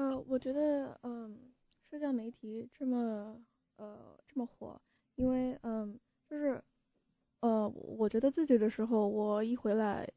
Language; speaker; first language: Chinese; early bilingual, heritage; Chinese